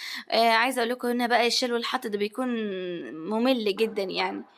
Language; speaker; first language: Arabic; native; Arabic